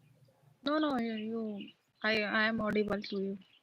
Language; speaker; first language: English; non-native, learner; Hindi